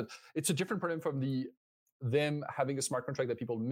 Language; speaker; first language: English; non-native, fluent; French